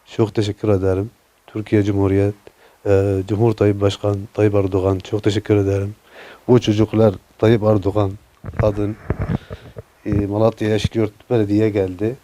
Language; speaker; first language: Turkish; non-native, learner; Arabic